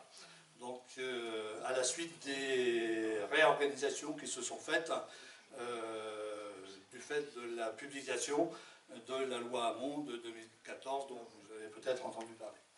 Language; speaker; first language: French; native; French